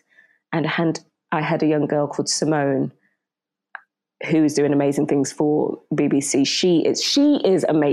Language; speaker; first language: English; native; English